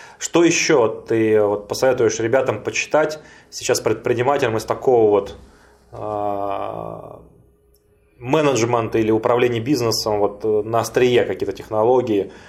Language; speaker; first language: Russian; native; Russian